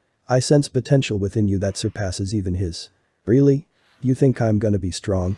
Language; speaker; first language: English; native; English